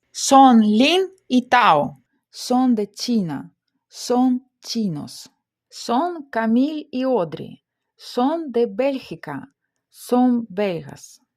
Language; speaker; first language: Spanish; non-native, fluent; Ukrainian